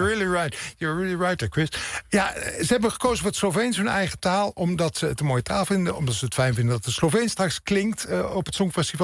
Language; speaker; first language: Dutch; native; Dutch